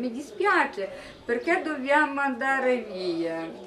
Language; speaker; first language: Italian; non-native, learner; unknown